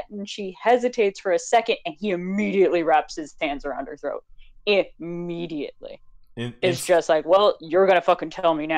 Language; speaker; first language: English; native; English